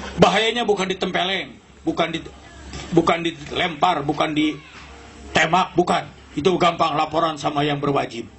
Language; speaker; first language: Indonesian; non-native, local second language; Sundanese